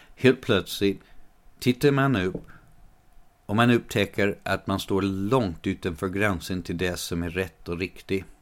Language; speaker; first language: Swedish; non-native, fluent; English